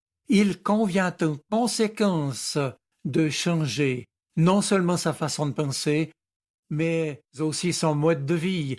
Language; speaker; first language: French; native; French